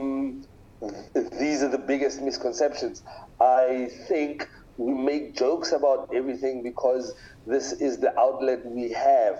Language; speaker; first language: English; non-native, local second language; Tswana